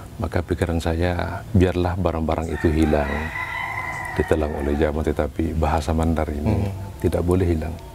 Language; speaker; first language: Indonesian; non-native, local second language; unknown